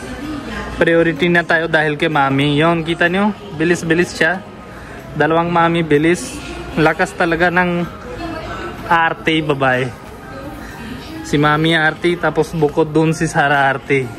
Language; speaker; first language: Filipino; non-native, learner; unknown